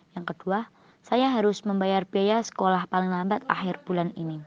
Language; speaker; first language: Indonesian; native; Indonesian